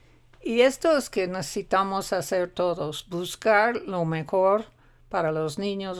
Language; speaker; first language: Spanish; non-native, fluent; English